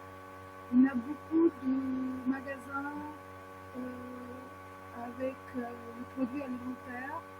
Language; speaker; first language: French; non-native, fluent; Ukrainian